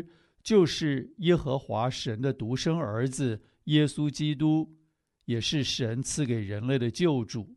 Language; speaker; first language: Chinese; native; Chinese